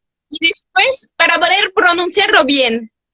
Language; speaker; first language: Spanish; non-native, fluent; French